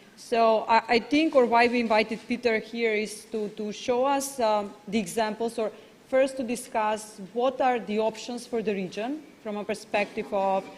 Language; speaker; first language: English; non-native, fluent; Macedonian